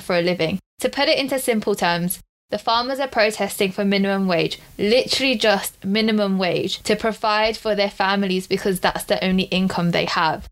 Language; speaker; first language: English; early bilingual, other home language; Punjabi